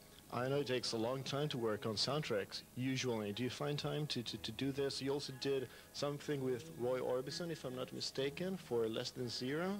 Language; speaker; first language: English; non-native, fluent; Italian